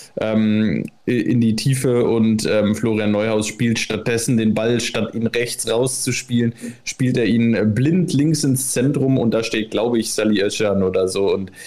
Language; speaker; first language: German; native; German